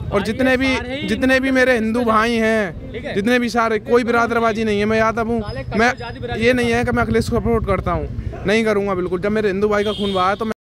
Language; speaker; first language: Hindi; native; Hindi